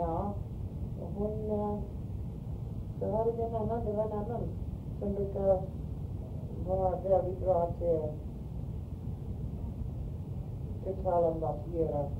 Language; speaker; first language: Swedish; early bilingual, heritage; Swedish